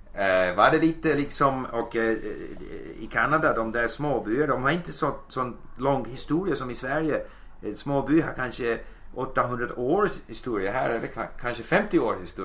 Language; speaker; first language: Swedish; non-native, fluent; English